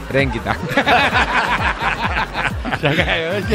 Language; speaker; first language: Turkish; non-native, learner; Italian